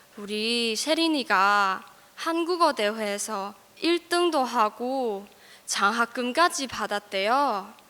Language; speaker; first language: Korean; non-native, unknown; Cantonese